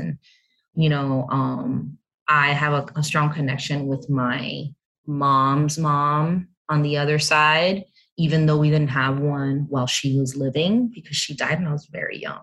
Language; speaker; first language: English; native; English